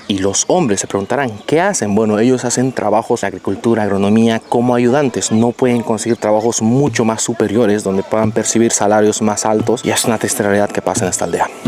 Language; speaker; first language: Spanish; native; Spanish